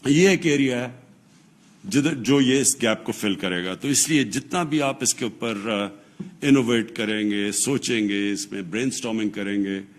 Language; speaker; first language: Urdu; native; Urdu